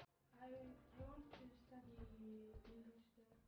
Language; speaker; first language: English; non-native, learner; Arabic